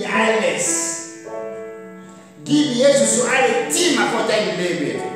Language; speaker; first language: German; non-native, learner; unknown